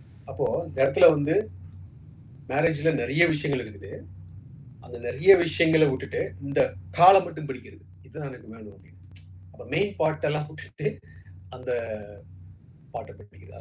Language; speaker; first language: Tamil; native; Tamil